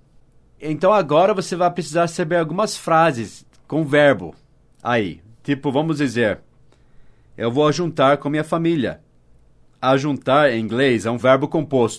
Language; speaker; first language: Portuguese; non-native, fluent; English